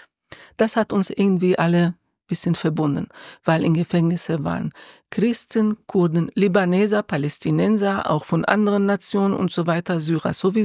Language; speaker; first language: German; non-native, learner; Arabic